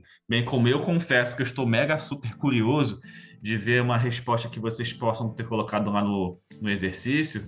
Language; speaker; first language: Portuguese; native; Portuguese